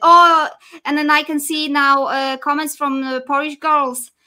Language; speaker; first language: English; non-native, fluent; Polish